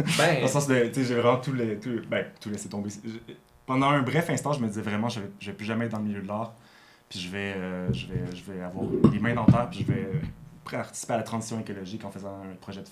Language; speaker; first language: French; native; French